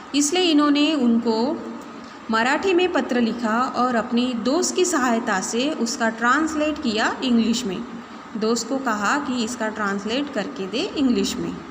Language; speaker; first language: Hindi; non-native, local second language; Marathi